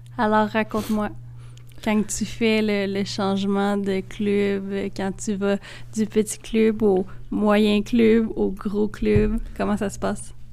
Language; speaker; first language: French; native; French